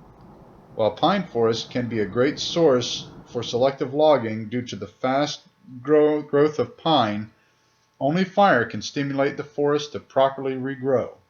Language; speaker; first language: English; native; English